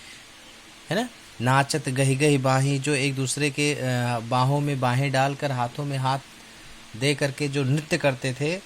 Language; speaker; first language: Hindi; native; Hindi